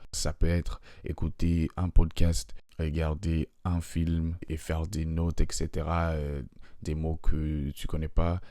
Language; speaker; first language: French; non-native, fluent; English